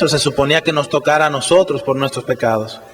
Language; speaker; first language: Spanish; native; Spanish